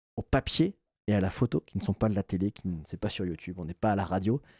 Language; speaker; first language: French; native; French